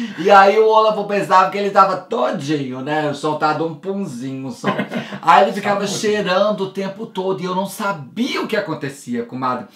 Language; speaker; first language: Portuguese; native; Portuguese